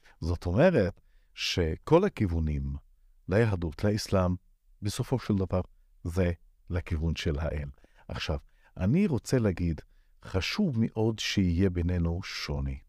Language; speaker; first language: Hebrew; non-native, local second language; Arabic